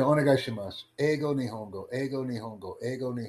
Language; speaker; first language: Japanese; non-native, learner; English